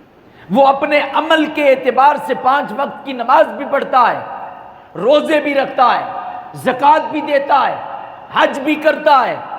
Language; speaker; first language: Urdu; native; Urdu